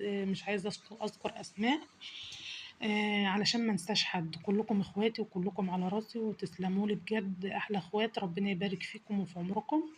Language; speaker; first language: Arabic; native; Arabic